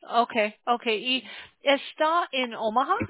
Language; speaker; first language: Spanish; non-native, learner; English